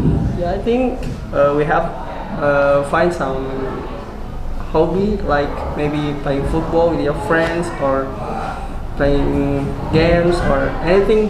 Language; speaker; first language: English; non-native, learner; Indonesian